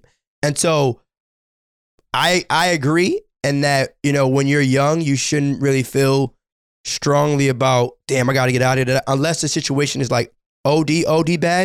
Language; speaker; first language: English; native; English